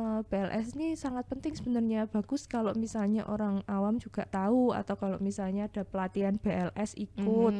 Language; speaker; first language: Indonesian; native; Indonesian